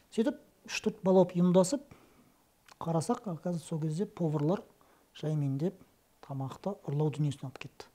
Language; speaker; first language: Kazakh; non-native, local second language; Russian